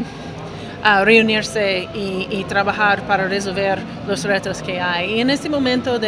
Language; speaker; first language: Spanish; non-native, fluent; English